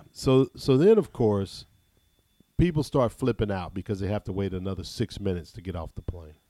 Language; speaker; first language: English; native; English